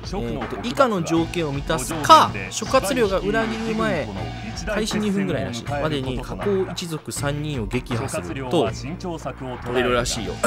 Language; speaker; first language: Japanese; native; Japanese